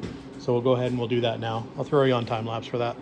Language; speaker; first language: English; native; English